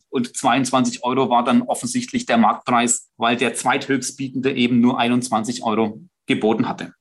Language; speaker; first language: German; native; German